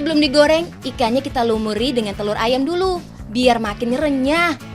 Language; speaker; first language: Indonesian; native; Indonesian